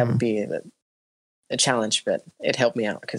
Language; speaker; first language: English; early bilingual, other home language; Spanish